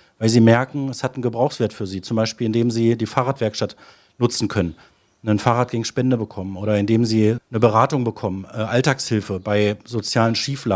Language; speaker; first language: German; native; German